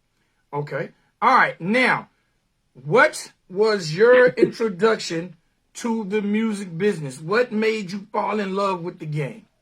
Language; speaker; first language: English; native; English